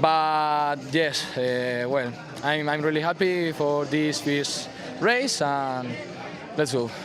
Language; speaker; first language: English; non-native, learner; Spanish